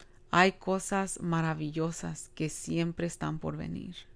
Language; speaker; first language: Spanish; early bilingual, heritage; Spanish